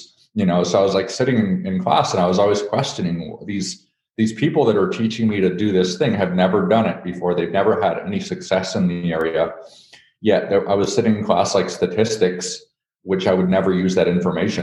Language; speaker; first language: English; native; English